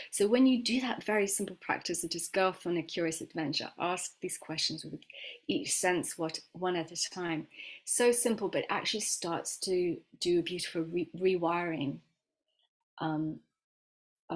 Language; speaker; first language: English; native; English